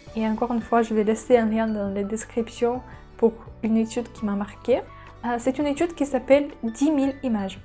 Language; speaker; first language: French; non-native, fluent; Russian